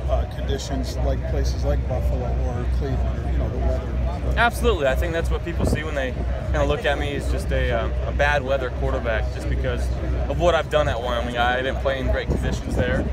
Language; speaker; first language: English; native; English